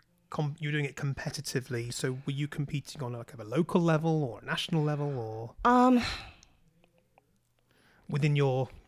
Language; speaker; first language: English; native; English